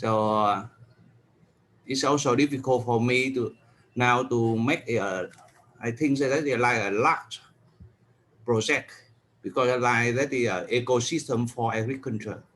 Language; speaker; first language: English; non-native, learner; Vietnamese